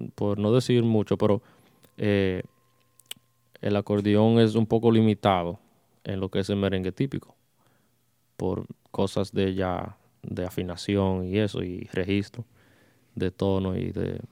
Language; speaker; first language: Spanish; early bilingual, heritage; Spanish